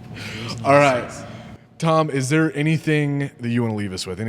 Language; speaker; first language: English; native; English